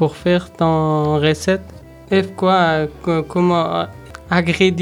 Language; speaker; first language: French; non-native, learner; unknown